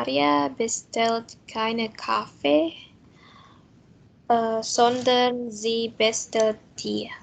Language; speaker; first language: German; non-native, learner; Indonesian